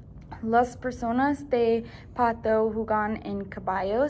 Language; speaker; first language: Spanish; non-native, learner; English